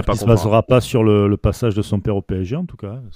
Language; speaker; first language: French; native; French